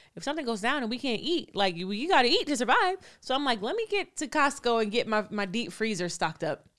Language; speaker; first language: English; native; English